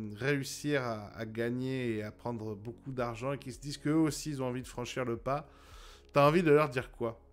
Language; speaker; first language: French; native; French